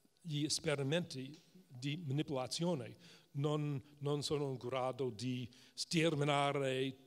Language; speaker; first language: Italian; non-native, fluent; English